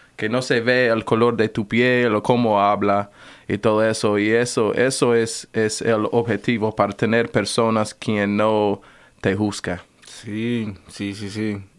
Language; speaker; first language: Spanish; non-native, fluent; English